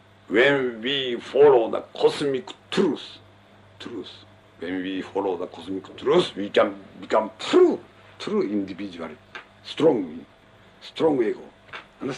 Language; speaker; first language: English; non-native, learner; Japanese